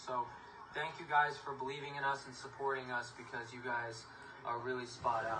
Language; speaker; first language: English; native; English